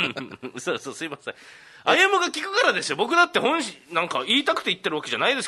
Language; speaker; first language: Japanese; native; Japanese